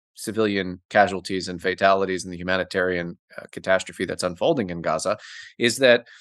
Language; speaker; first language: English; native; English